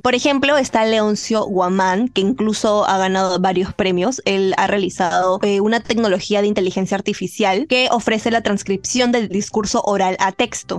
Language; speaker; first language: Spanish; native; Spanish